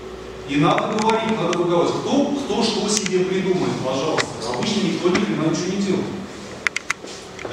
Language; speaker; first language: Russian; native; Russian